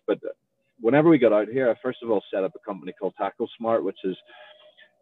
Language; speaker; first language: English; native; English